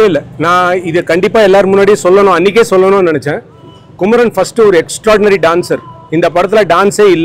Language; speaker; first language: Tamil; native; Tamil